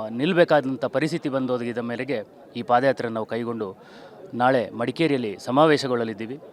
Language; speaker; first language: Kannada; non-native, local second language; Kodava